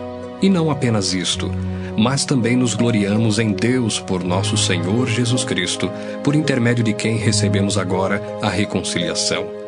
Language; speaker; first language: Portuguese; native; Portuguese